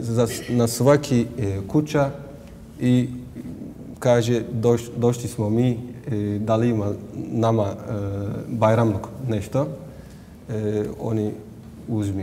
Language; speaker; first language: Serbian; non-native, learner; Turkish